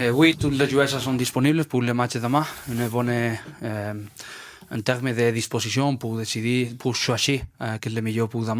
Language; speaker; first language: French; non-native, learner; Spanish